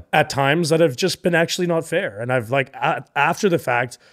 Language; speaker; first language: English; native; English